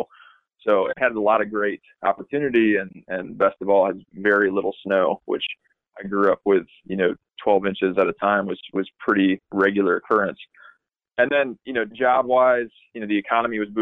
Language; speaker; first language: English; native; English